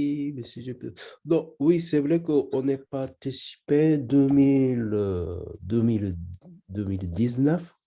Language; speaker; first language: French; non-native, learner; Japanese